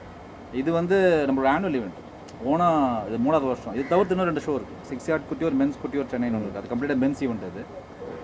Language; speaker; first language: Tamil; native; Tamil